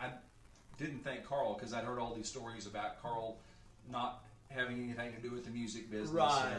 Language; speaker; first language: English; native; English